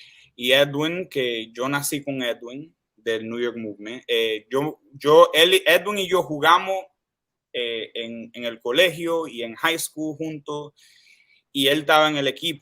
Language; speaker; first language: Spanish; early bilingual, heritage; Spanish